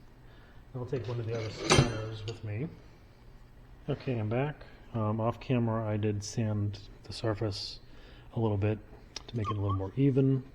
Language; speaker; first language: English; native; English